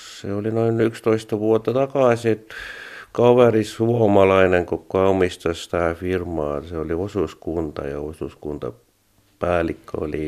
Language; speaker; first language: Finnish; non-native, learner; Estonian